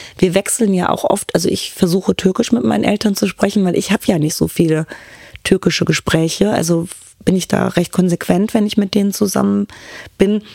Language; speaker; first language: German; early bilingual, other home language; Turkish